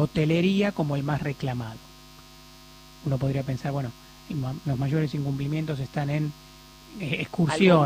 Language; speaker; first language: Spanish; native; Spanish